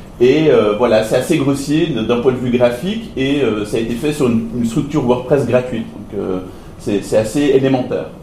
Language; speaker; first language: French; native; French